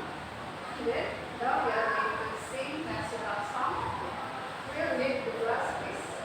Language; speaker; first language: English; non-native, learner; Indonesian